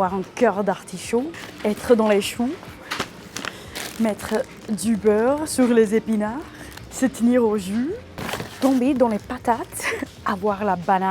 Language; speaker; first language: French; non-native, fluent; Portuguese